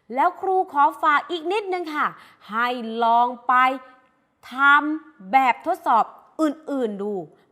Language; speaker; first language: Thai; native; Thai